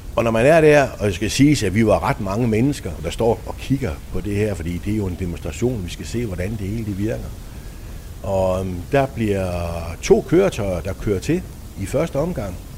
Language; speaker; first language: Danish; native; Danish